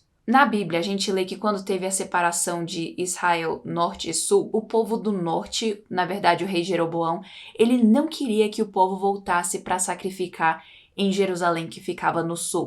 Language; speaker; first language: Portuguese; native; Portuguese